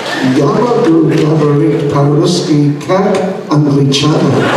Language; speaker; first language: Russian; non-native, learner; English